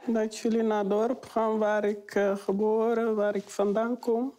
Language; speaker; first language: Dutch; non-native, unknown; Kabuverdianu